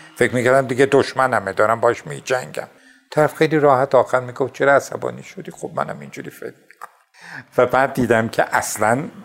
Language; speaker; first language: Persian; non-native, local second language; Azerbaijani